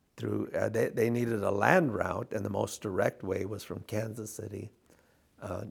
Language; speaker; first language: English; native; English